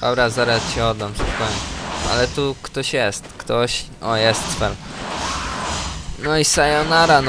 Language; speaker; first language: Polish; native; Polish